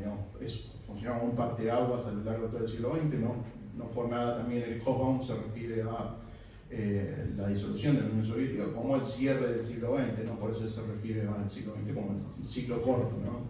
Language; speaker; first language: Spanish; native; Spanish